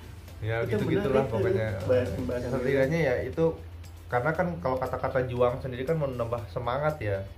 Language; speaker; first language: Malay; non-native, local second language; Sundanese